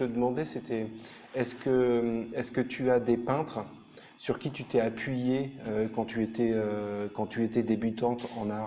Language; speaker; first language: French; native; French